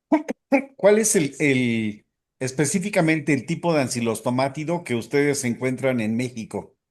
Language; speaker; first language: Spanish; native; Spanish